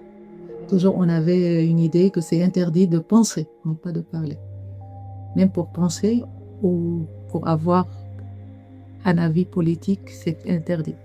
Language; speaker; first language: French; non-native, learner; Arabic